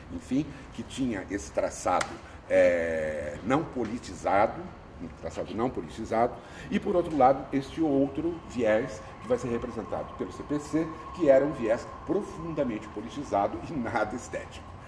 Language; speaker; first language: Portuguese; native; Portuguese